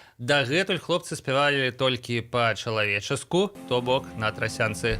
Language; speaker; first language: Belarusian; non-native, local second language; Russian